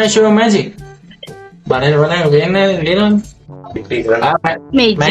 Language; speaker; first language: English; non-native, learner; Sinhala